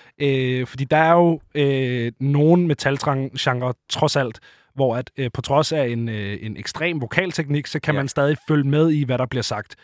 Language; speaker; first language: Danish; native; Danish